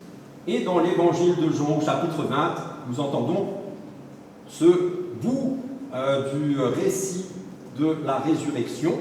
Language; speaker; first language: French; native; French